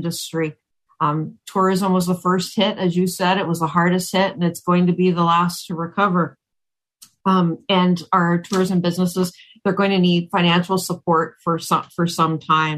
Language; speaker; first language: English; native; English